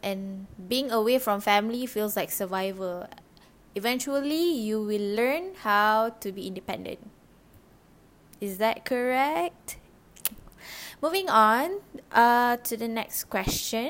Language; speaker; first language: English; non-native, local second language; Malay